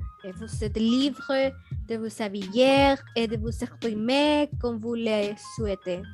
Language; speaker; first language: French; non-native, learner; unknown